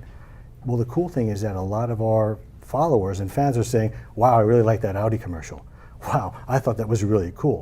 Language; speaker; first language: English; native; English